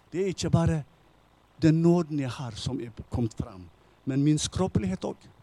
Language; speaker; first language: Norwegian; non-native, fluent; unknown